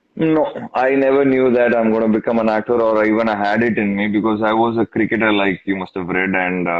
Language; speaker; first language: English; non-native, local second language; Tamil